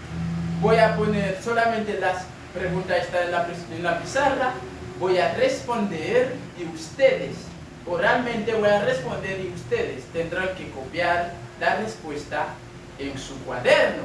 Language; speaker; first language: Spanish; non-native, learner; French